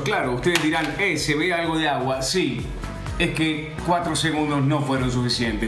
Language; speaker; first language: Spanish; native; Spanish